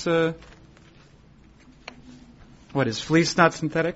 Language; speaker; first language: English; native; English